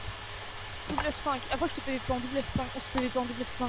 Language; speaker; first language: French; native; French